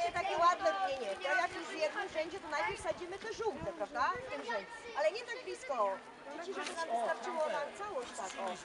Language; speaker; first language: Polish; native; Polish